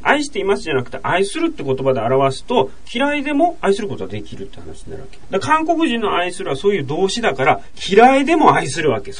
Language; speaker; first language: Japanese; native; Japanese